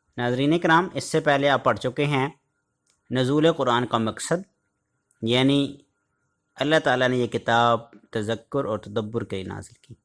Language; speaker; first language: Urdu; native; Urdu